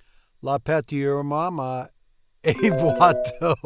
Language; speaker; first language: Italian; non-native, learner; English